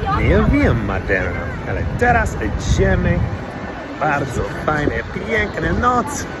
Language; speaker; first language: Polish; non-native, learner; English